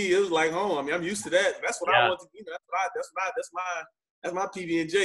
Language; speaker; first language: English; native; English